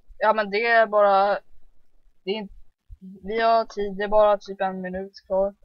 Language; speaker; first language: Swedish; early bilingual, heritage; Swedish